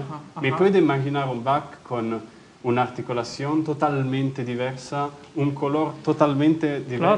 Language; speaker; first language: Spanish; non-native, fluent; Italian